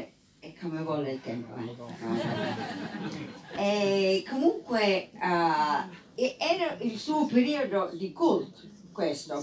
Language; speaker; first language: Italian; non-native, fluent; English